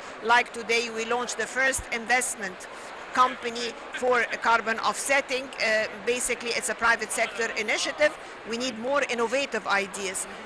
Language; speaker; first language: English; non-native, fluent; Arabic